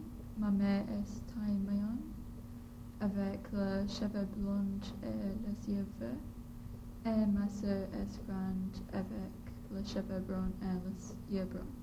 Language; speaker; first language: French; non-native, learner; English